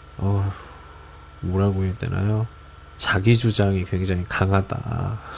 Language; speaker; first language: Korean; native; Korean